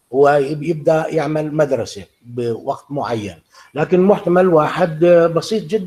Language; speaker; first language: Arabic; native; Arabic